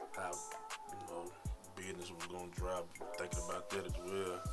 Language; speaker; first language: English; native; English